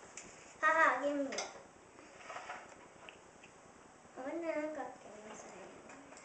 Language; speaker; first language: Chinese; early bilingual, heritage; Chinese